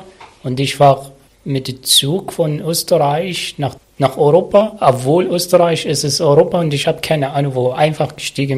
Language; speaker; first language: German; non-native, learner; Arabic